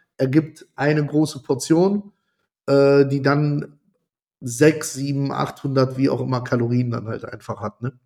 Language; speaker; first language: German; early bilingual, other home language; Italian